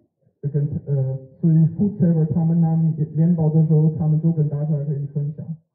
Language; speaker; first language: Chinese; non-native, learner; German